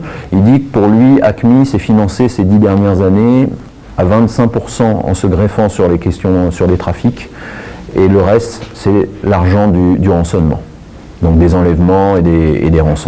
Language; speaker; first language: French; native; French